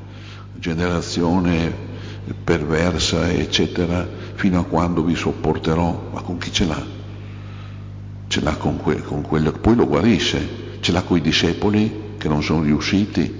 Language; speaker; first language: Italian; native; Italian